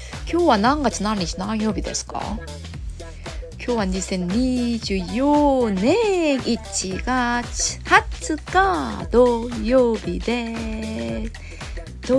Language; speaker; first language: Japanese; non-native, learner; Korean